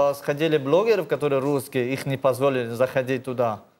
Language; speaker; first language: Russian; non-native, learner; Tajik